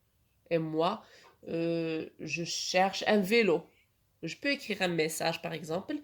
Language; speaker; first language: French; non-native, local second language; Arabic